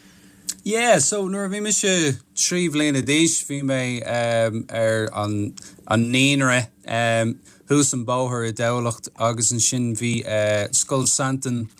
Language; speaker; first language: Irish; non-native, local second language; English